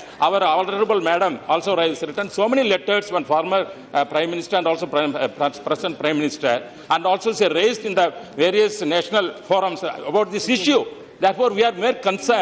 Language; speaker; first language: English; non-native, local second language; Tamil